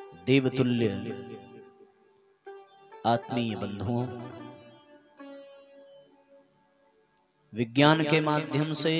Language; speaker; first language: Hindi; native; Hindi